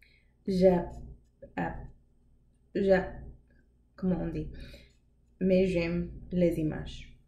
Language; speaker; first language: French; non-native, learner; English